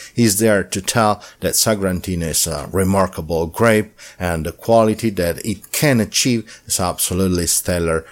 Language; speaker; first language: English; non-native, fluent; Italian